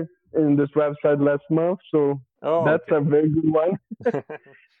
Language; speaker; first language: English; non-native, fluent; Portuguese